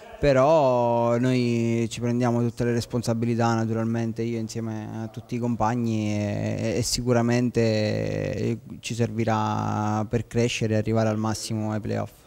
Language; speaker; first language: Italian; native; Italian